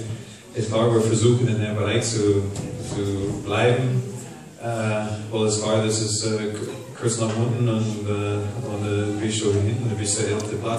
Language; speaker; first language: German; non-native, fluent; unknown